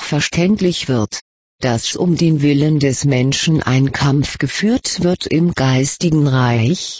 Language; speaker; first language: German; native; German